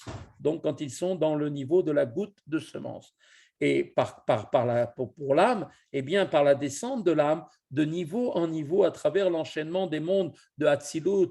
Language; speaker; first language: French; native; French